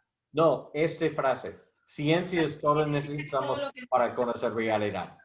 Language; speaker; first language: Spanish; non-native, learner; English